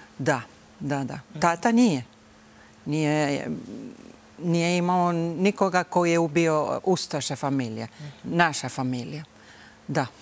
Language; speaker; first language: Bosnian; early bilingual, heritage; Bosnian